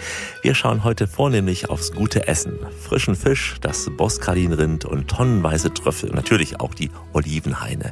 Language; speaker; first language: German; native; German